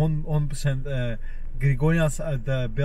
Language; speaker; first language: Dutch; non-native, fluent; Armenian